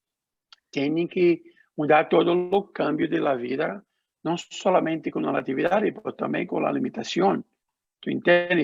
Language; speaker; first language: Spanish; non-native, learner; Portuguese